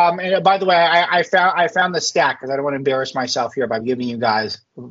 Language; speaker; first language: English; native; English